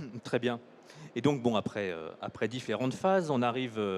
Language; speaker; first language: French; native; French